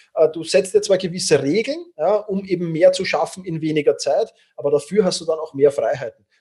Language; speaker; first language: German; native; German